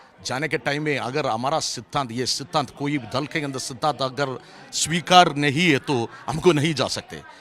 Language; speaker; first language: Hindi; non-native, local second language; Malayalam